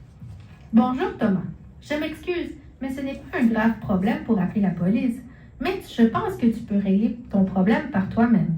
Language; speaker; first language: French; non-native, learner; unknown